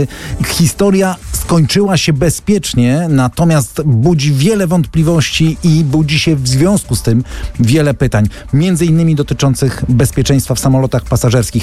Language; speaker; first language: Polish; native; Polish